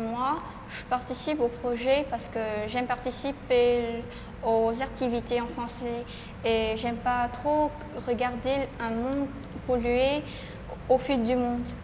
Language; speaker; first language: French; non-native, learner; Vietnamese